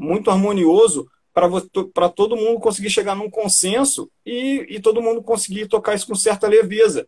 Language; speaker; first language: Portuguese; native; Portuguese